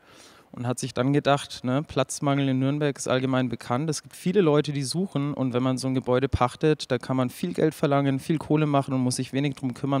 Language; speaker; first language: German; native; German